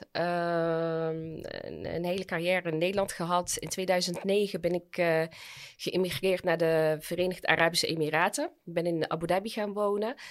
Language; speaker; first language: Dutch; early bilingual, other home language; Arabic